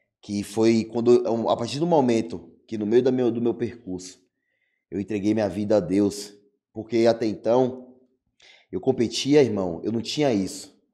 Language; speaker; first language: Portuguese; native; Portuguese